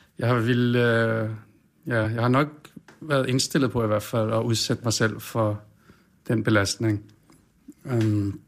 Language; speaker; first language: Danish; native; Danish